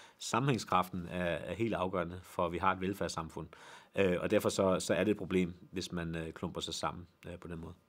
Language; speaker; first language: Danish; native; Danish